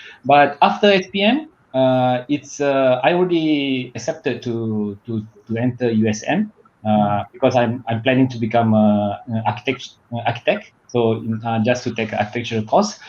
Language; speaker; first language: English; non-native, learner; Malay